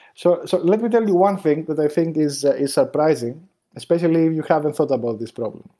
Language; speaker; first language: English; non-native, fluent; Greek